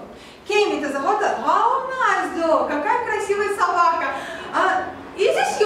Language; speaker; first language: English; non-native, learner; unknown